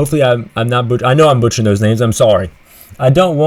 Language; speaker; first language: English; native; English